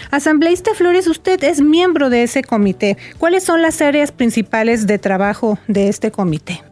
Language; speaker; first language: Spanish; native; Spanish